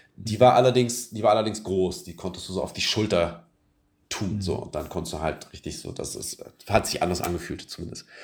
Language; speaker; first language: German; early bilingual, other home language; Turkish